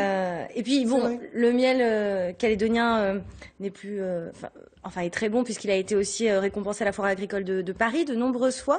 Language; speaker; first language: French; native; French